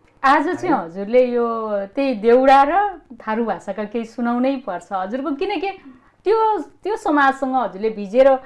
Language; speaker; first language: Nepali; native; Nepali